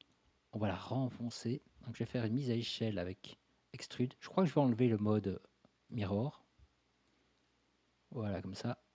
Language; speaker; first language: French; native; French